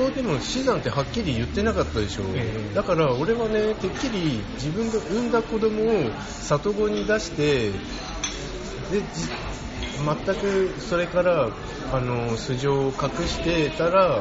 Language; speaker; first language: Japanese; native; Japanese